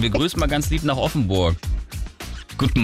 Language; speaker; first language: German; native; German